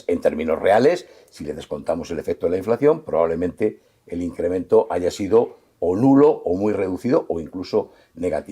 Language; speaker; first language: Spanish; native; Spanish